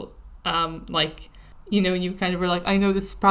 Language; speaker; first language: English; native; English